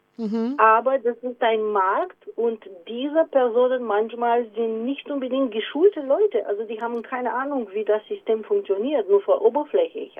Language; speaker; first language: German; non-native, fluent; Romanian